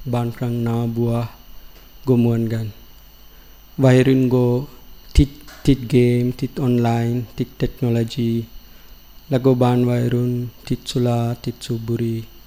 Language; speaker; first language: Thai; non-native, learner; Sinhala